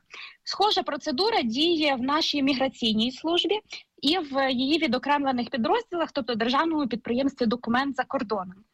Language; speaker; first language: Ukrainian; native; Ukrainian